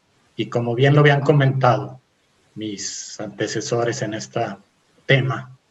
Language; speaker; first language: Spanish; native; Spanish